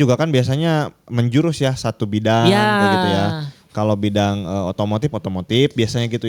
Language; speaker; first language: Indonesian; native; Indonesian